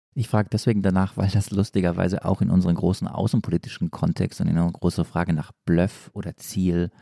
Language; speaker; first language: German; native; German